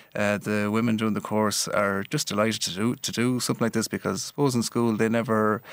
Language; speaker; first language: English; native; English